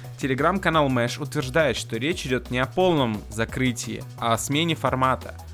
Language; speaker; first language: Russian; native; Russian